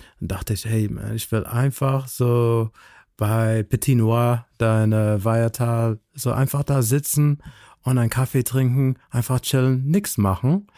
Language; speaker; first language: German; non-native, fluent; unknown